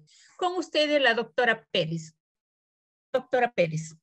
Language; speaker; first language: Spanish; native; Spanish